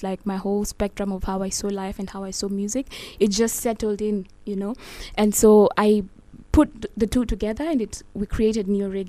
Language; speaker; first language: English; non-native, local second language; Luo (Kenya and Tanzania)